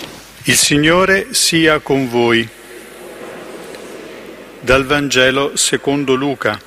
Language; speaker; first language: Italian; native; Italian